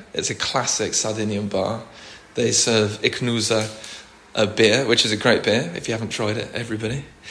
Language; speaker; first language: English; native; English